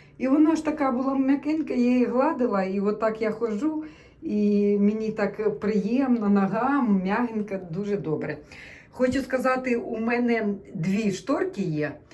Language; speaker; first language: Ukrainian; non-native, local second language; Russian